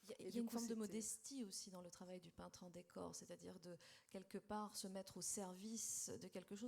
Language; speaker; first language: French; native; French